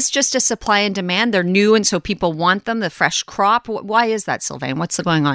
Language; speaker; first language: English; native; English